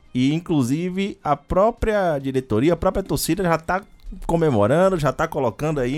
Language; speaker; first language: Portuguese; native; Portuguese